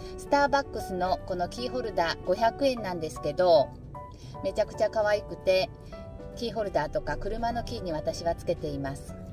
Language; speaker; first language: Japanese; native; Japanese